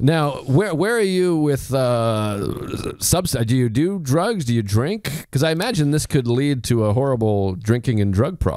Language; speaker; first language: English; native; English